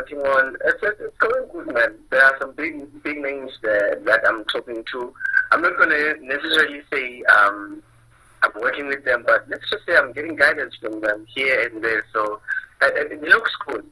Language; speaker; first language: English; non-native, local second language; Zulu